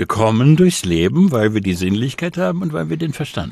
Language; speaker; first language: German; native; German